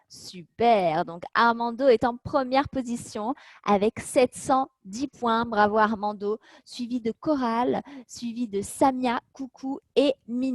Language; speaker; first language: French; native; French